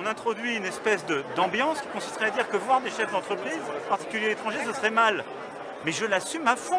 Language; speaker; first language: French; native; French